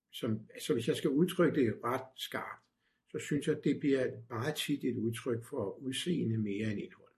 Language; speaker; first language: Danish; native; Danish